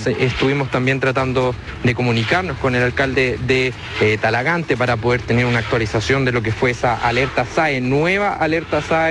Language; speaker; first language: Spanish; native; Spanish